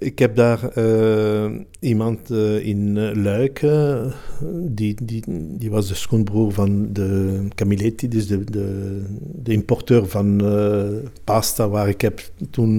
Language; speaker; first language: Dutch; non-native, local second language; Italian